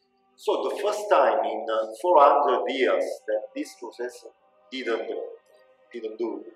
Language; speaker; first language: English; non-native, learner; Italian